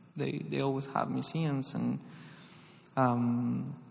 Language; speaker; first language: English; non-native, fluent; Spanish